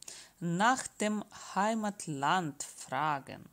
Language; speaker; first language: German; non-native, fluent; Russian